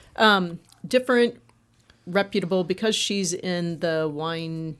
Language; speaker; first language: English; native; English